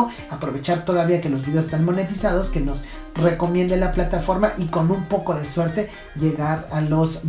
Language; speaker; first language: Spanish; native; Spanish